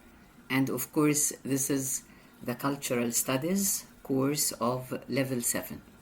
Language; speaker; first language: English; non-native, fluent; Arabic